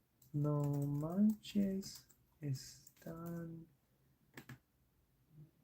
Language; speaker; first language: Spanish; non-native, learner; English